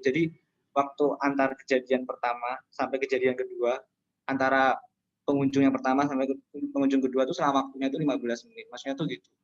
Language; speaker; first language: Indonesian; native; Indonesian